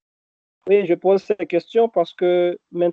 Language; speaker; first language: French; non-native, local second language; Arabic